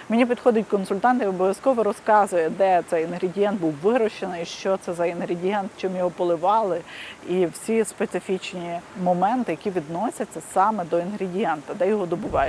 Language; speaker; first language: Ukrainian; native; Ukrainian